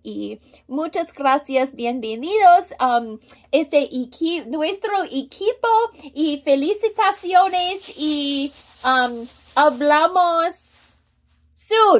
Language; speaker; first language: Spanish; non-native, learner; English